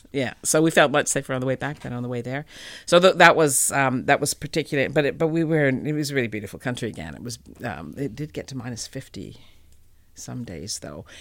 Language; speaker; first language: English; native; English